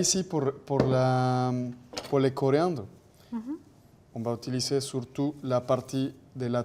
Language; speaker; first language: French; non-native, fluent; Spanish